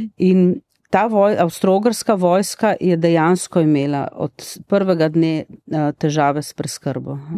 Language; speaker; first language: Slovenian; native; Slovenian